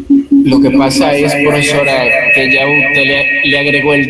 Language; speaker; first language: Spanish; native; Spanish